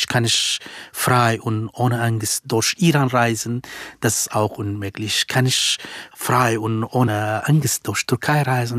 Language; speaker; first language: German; non-native, fluent; Kurdish